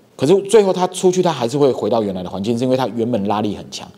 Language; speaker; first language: Chinese; native; Chinese